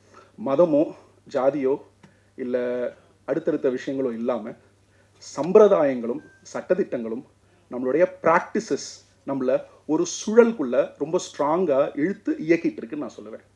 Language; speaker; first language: Tamil; native; Tamil